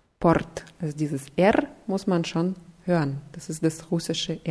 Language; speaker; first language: German; non-native, fluent; Russian